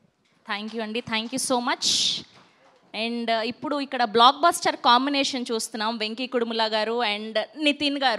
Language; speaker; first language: Telugu; native; Telugu